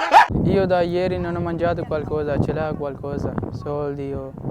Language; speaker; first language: Italian; non-native, learner; Urdu